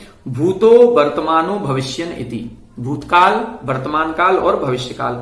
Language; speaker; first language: Hindi; native; Hindi